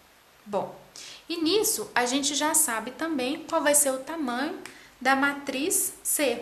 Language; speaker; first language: Portuguese; native; Portuguese